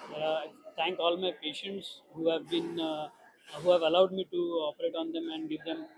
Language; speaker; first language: English; non-native, local second language; Marathi